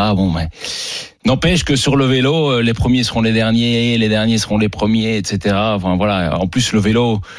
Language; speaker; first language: French; native; French